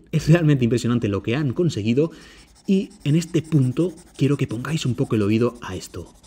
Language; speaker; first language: Spanish; native; Spanish